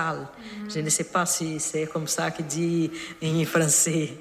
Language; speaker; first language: French; non-native, learner; Portuguese